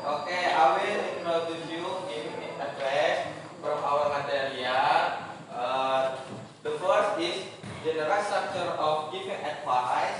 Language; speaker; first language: English; non-native, fluent; Indonesian